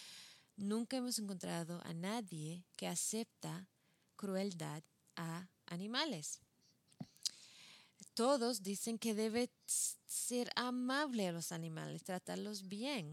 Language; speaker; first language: Spanish; non-native, fluent; English